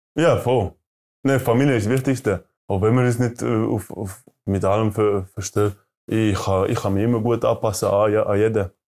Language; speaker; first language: German; early bilingual, other home language; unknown